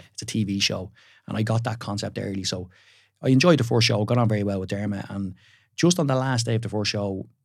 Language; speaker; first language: English; native; English